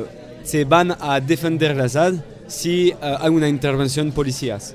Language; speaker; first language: Spanish; non-native, fluent; French